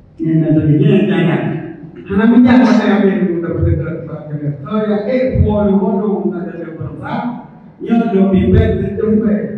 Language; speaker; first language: Malay; non-native, local second language; Achinese